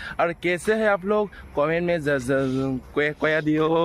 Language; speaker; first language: Hindi; non-native, local second language; Bangla